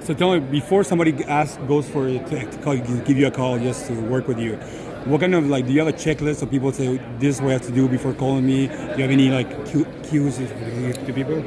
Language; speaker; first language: English; non-native, fluent; French